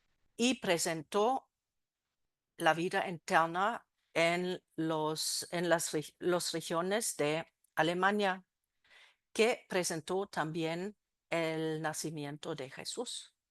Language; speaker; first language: Spanish; non-native, fluent; German